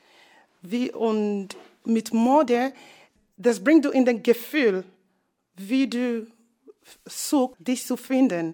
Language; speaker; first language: German; non-native, learner; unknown